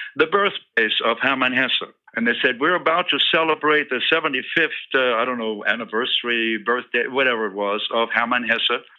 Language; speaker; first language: English; early bilingual, other home language; German